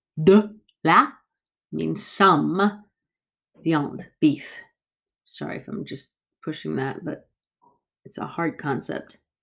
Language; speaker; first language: English; native; English